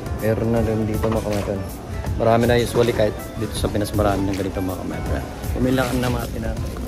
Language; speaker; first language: Filipino; non-native, local second language; Pampanga